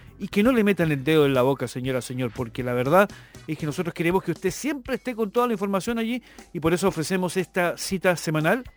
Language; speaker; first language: Spanish; native; Spanish